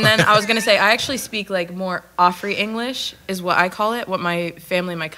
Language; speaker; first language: English; non-native, local second language; Afrikaans